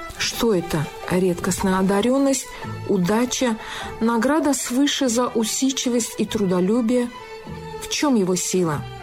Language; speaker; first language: Russian; non-native, local second language; Tajik